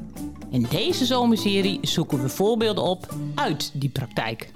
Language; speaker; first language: Dutch; native; Dutch